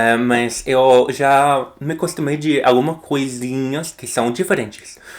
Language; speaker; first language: Portuguese; non-native, fluent; English